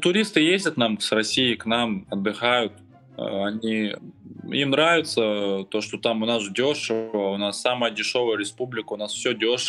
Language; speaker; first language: Russian; non-native, local second language; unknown